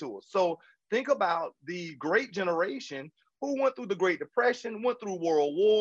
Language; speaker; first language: English; native; English